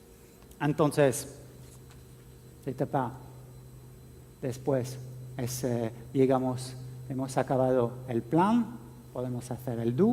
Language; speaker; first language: Spanish; non-native, fluent; French